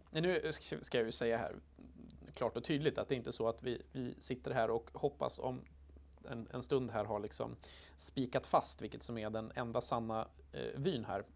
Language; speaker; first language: Swedish; native; Swedish